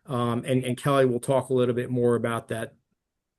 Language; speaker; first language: English; native; English